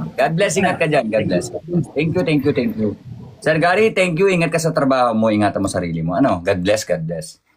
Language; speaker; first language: Filipino; native; Filipino